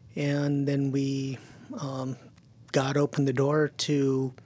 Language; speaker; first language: English; early bilingual, other home language; German